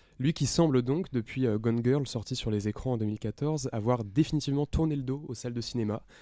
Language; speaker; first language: French; native; French